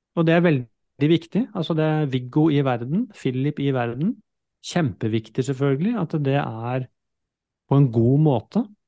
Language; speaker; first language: Norwegian; native; Norwegian